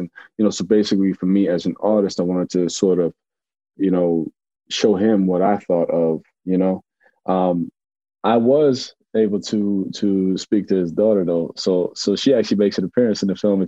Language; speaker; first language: English; native; English